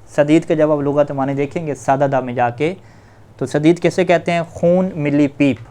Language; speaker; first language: Urdu; native; Urdu